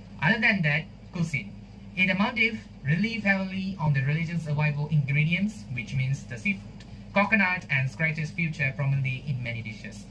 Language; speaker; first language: English; non-native, local second language; Tamil